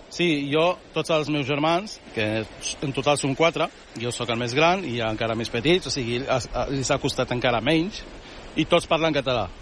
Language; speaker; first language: Catalan; early bilingual, other home language; Arabic